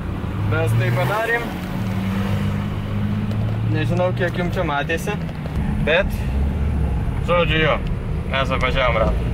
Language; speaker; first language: Lithuanian; native; Lithuanian